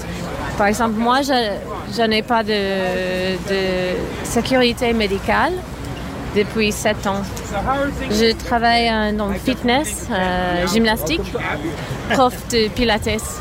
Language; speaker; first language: French; non-native, fluent; English